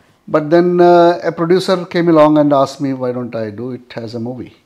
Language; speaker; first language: English; non-native, local second language; Malayalam